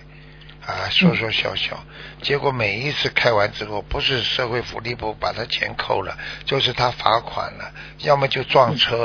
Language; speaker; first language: Chinese; native; Chinese